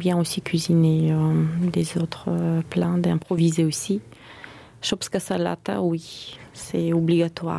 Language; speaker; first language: French; non-native, fluent; Bulgarian